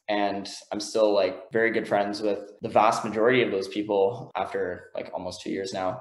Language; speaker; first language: English; native; English